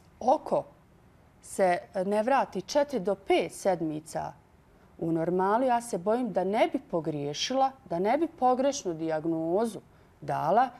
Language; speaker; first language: Bosnian; native; Bosnian